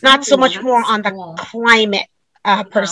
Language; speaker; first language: English; native; English